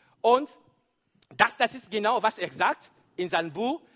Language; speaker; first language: German; non-native, fluent; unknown